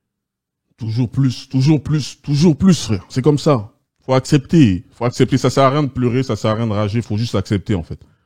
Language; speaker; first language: French; native; French